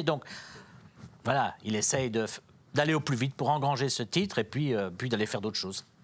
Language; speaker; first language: French; native; French